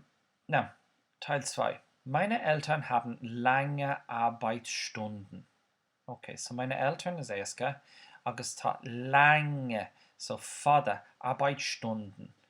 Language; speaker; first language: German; non-native, fluent; Irish